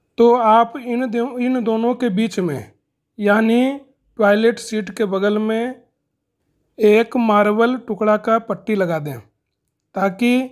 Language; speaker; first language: Hindi; native; Hindi